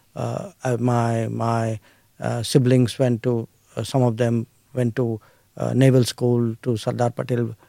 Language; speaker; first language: English; non-native, local second language; Hindi